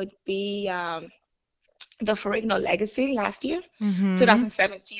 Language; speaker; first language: English; native; English